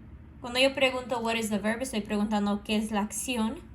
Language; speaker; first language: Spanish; non-native, fluent; English